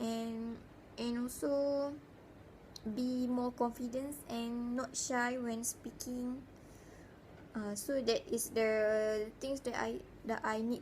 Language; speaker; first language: English; non-native, learner; Malay